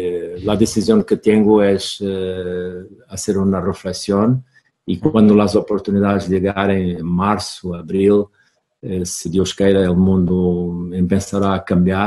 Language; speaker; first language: Spanish; non-native, fluent; Portuguese